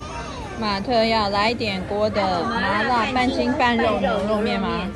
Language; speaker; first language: Chinese; early bilingual, heritage; Chinese